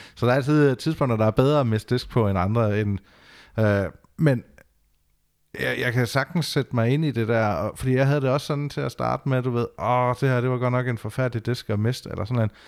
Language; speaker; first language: Danish; native; Danish